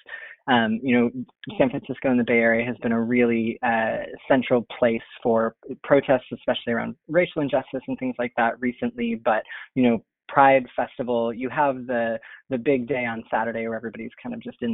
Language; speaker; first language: English; native; English